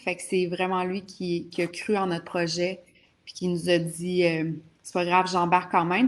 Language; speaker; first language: French; native; French